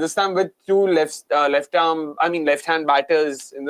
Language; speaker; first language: English; non-native, local second language; Hindi